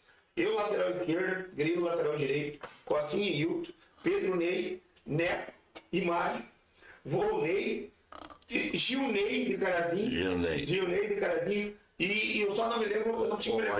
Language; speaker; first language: Portuguese; native; Portuguese